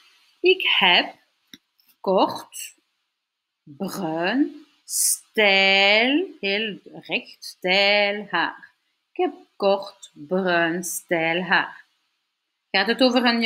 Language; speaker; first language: Dutch; non-native, local second language; French